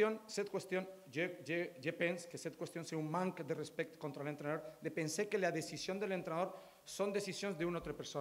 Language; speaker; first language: French; non-native, learner; Spanish